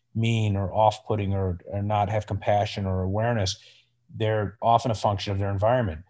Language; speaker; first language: English; native; English